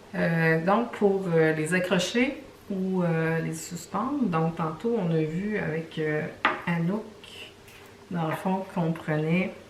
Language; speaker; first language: French; native; French